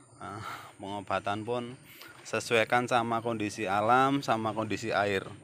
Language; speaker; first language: Indonesian; non-native, local second language; Javanese